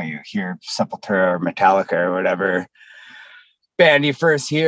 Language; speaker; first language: English; native; English